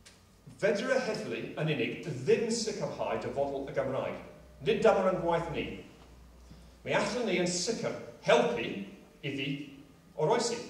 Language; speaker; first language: Welsh; non-native, local second language; English